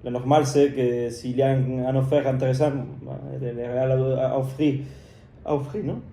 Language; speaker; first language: French; non-native, fluent; Spanish